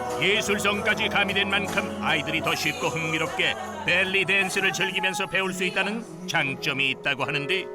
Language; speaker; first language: Korean; native; Korean